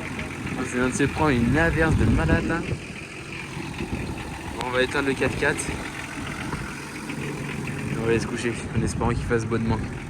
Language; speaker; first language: French; native; French